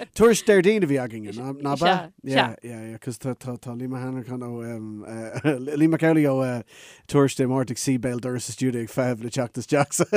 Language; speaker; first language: Irish; non-native, local second language; English